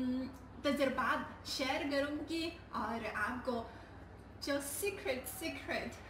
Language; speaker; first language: Hindi; non-native, learner; Chinese